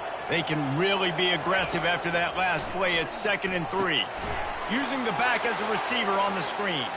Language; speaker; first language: English; native; English